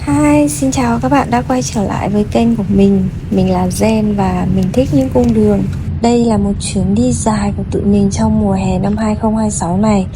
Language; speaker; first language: Vietnamese; native; Vietnamese